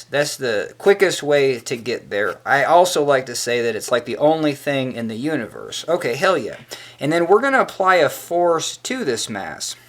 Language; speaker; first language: English; native; English